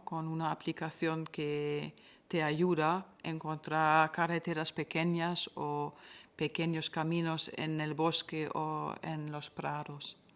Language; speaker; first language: Spanish; non-native, fluent; German